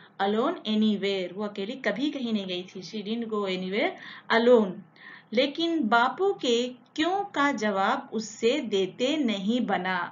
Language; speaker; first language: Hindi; non-native, local second language; Telugu